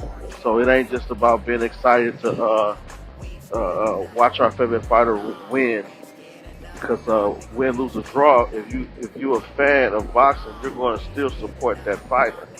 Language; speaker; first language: English; native; English